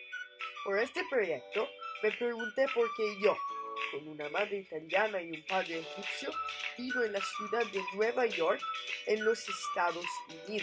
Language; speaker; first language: Spanish; non-native, fluent; English